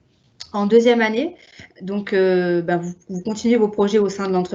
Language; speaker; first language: French; native; French